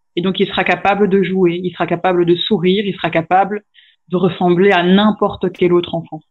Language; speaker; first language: French; native; French